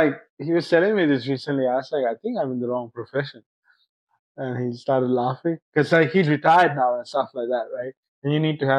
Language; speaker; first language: English; non-native, local second language; Sinhala